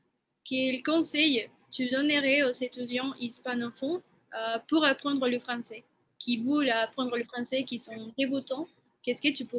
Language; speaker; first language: French; non-native, fluent; Spanish